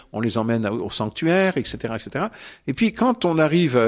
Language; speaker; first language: French; native; French